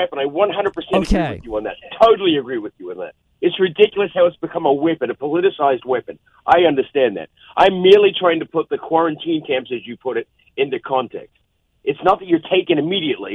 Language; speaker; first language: English; native; English